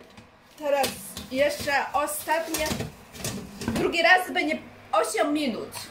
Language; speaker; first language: Polish; non-native, learner; Chinese